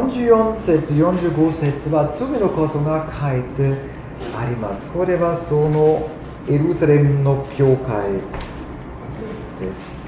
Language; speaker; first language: Japanese; non-native, fluent; German